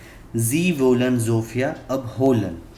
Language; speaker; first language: German; non-native, fluent; Hindi